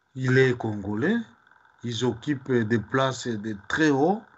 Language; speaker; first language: French; non-native, local second language; Swahili